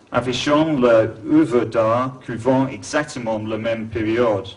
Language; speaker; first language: French; non-native, learner; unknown